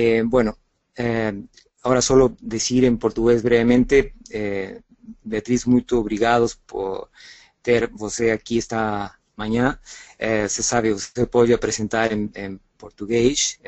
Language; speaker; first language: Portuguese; non-native, fluent; Spanish